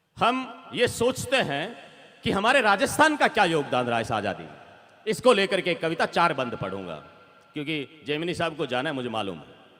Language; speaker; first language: Hindi; non-native, local second language; Rajasthani